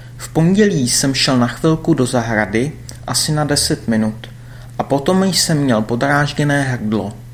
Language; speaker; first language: Czech; non-native, fluent; German